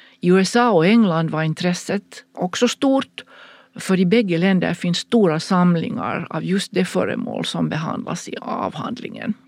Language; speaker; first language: Swedish; native; Swedish